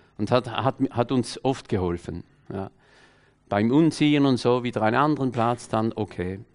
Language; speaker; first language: German; non-native, fluent; French